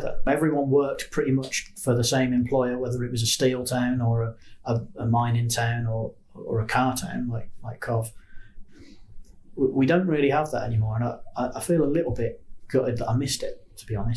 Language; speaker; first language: English; native; English